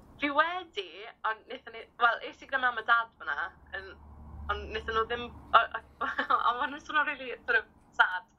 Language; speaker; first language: Welsh; native; Welsh